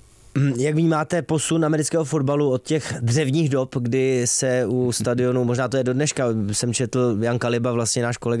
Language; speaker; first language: Czech; native; Czech